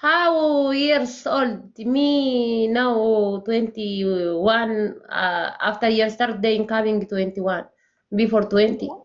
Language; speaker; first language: English; non-native, learner; Oromo